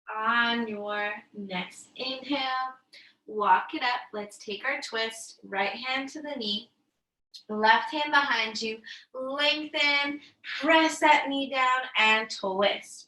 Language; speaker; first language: English; native; English